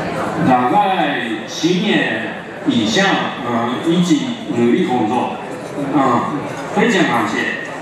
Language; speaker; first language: Chinese; non-native, learner; Japanese